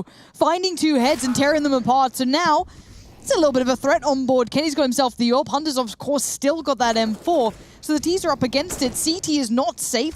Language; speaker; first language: English; native; English